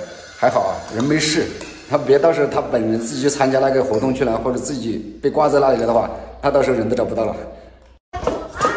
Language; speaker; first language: Chinese; native; Chinese